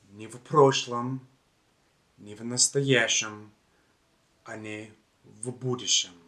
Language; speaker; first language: Russian; non-native, learner; English